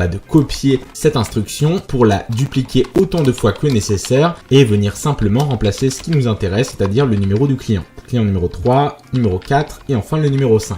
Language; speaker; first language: French; native; French